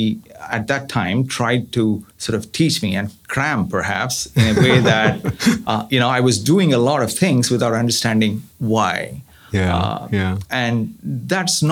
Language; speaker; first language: English; non-native, local second language; Tamil